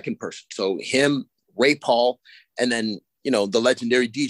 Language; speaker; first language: English; native; English